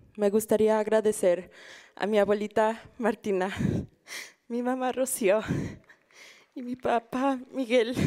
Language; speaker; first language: Spanish; early bilingual, heritage; Spanish